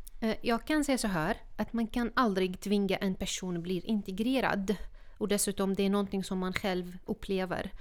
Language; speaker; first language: Swedish; non-native, fluent; Arabic